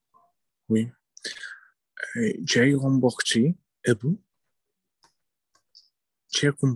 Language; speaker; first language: French; non-native, learner; Spanish